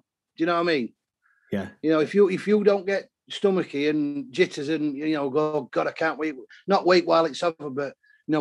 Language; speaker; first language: English; native; English